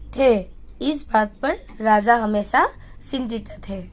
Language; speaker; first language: Hindi; non-native, local second language; Assamese